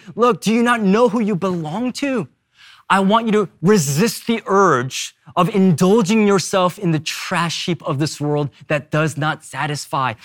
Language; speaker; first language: English; early bilingual, other home language; Korean